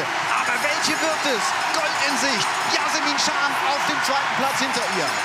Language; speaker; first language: German; native; German